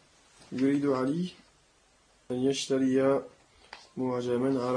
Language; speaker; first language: Arabic; non-native, learner; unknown